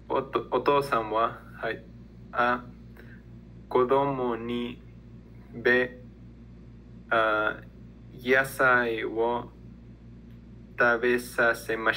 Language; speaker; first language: Japanese; non-native, learner; Spanish